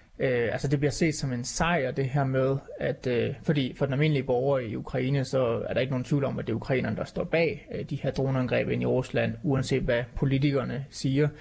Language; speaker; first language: Danish; native; Danish